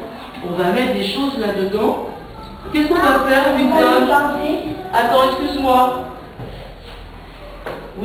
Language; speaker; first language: French; native; French